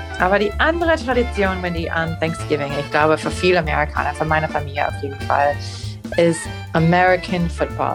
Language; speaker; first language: German; non-native, fluent; English